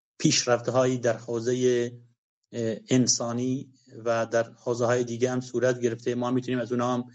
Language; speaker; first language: Persian; non-native, local second language; Kurdish